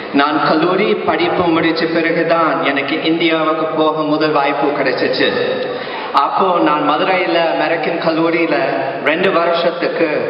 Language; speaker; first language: Tamil; non-native, fluent; English